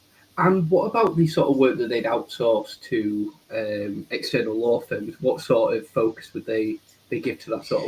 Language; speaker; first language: English; native; English